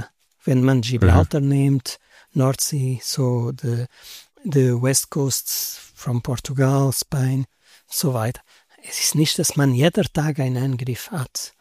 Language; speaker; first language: German; non-native, learner; Portuguese